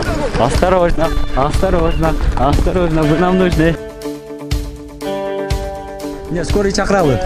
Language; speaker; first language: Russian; non-native, local second language; Kyrgyz